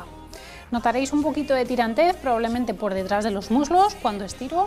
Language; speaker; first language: Spanish; native; Spanish